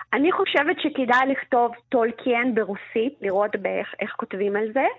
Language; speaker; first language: Hebrew; early bilingual, other home language; Russian